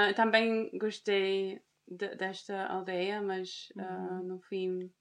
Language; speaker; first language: Portuguese; non-native, fluent; German